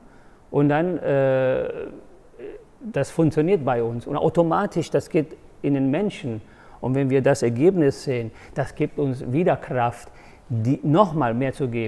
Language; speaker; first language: German; non-native, fluent; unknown